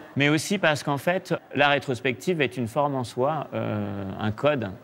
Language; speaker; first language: French; native; French